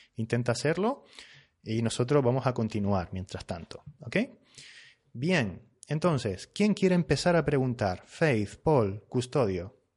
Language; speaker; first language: Spanish; native; Spanish